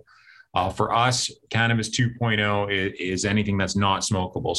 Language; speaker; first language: English; native; English